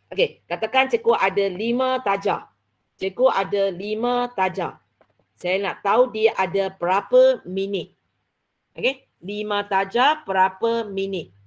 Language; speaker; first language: Malay; non-native, local second language; Chinese